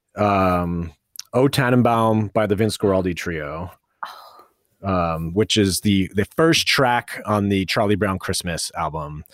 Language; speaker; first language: English; native; English